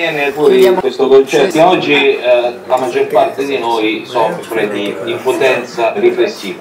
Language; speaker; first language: Italian; native; Italian